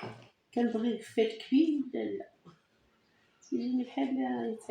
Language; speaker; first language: Arabic; native; Arabic